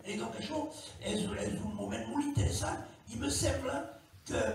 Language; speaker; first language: Catalan; non-native, local second language; French